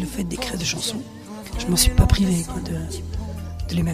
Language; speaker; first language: French; early bilingual, other home language; Spanish